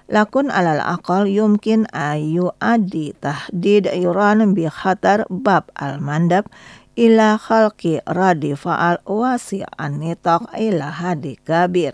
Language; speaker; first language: Arabic; non-native, fluent; Indonesian